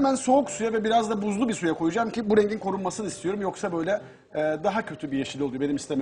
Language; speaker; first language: Turkish; native; Turkish